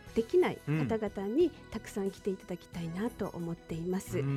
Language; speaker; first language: Japanese; native; Japanese